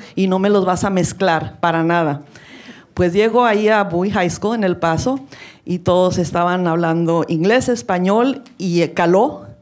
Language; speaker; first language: Spanish; early bilingual, heritage; Spanish